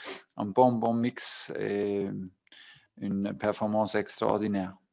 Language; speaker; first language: French; non-native, fluent; German